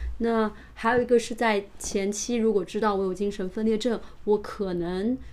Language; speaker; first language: Chinese; native; Chinese